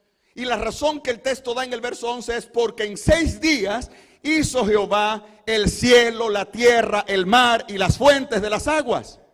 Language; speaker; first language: Spanish; native; Spanish